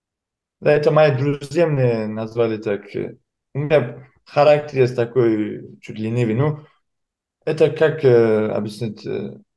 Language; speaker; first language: Russian; early bilingual, heritage; Kumyk